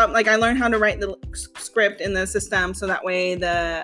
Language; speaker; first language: English; native; English